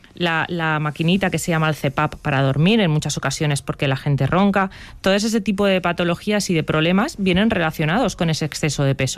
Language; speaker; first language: Spanish; native; Spanish